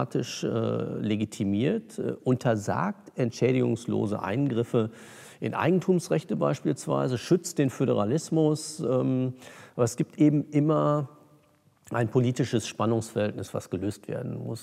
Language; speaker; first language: German; native; German